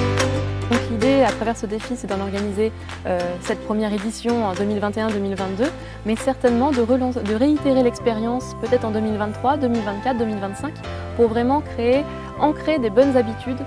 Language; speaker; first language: French; native; French